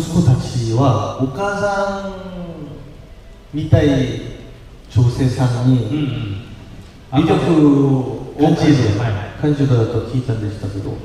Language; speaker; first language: Japanese; non-native, learner; Korean